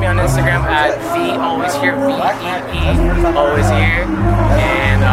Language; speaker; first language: English; non-native, fluent; Russian